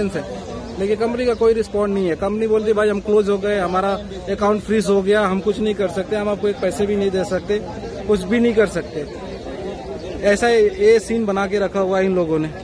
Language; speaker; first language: Hindi; native; Hindi